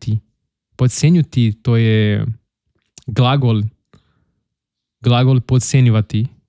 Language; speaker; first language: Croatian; non-native, learner; Portuguese